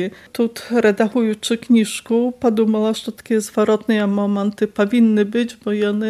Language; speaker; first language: Polish; non-native, local second language; Belarusian